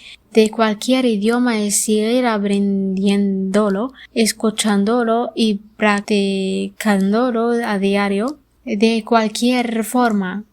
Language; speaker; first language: Spanish; non-native, learner; Arabic